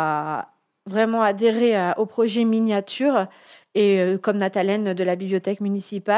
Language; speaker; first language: French; native; French